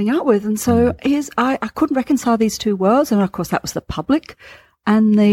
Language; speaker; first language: English; native; English